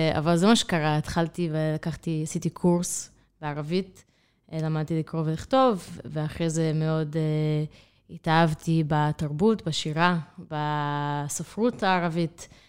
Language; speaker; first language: Hebrew; non-native, fluent; English